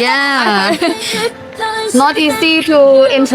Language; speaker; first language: English; non-native, learner; Thai